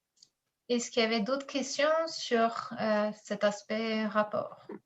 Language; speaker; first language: French; native; French